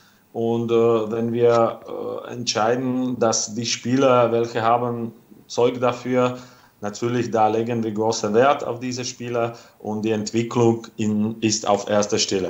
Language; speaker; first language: German; non-native, fluent; Slovak